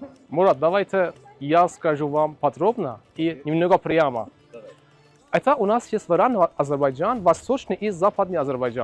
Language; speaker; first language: Russian; non-native, fluent; Azerbaijani